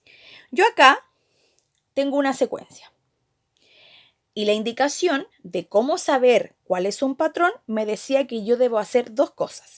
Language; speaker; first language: Spanish; native; Spanish